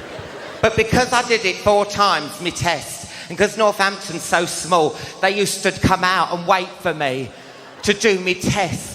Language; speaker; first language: English; native; English